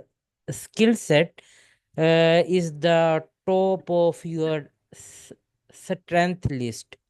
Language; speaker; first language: English; non-native, local second language; Urdu